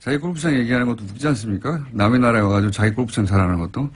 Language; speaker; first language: Korean; native; Korean